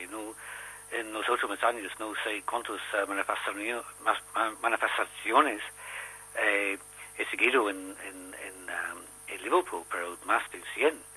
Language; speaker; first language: Spanish; non-native, learner; English